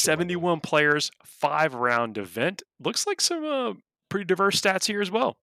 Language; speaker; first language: English; native; English